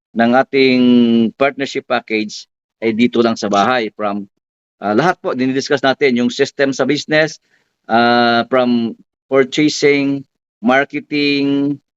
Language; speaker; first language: Filipino; native; Filipino